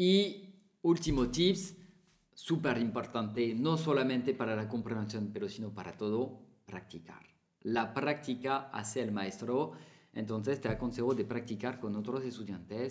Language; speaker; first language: Spanish; non-native, fluent; French